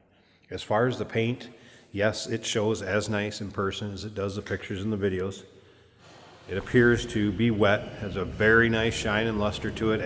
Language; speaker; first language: English; native; English